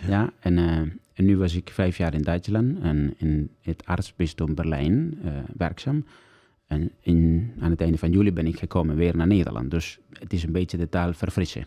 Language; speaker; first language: Dutch; non-native, fluent; Italian